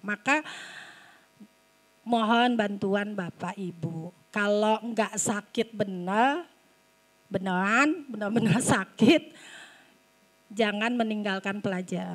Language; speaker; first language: Indonesian; native; Indonesian